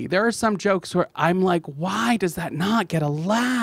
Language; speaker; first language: English; native; English